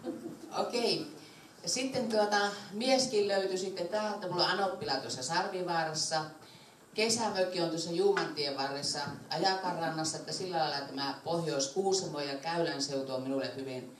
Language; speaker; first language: Finnish; native; Finnish